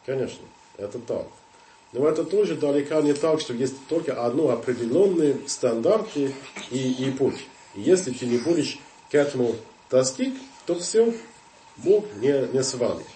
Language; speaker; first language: Russian; non-native, fluent; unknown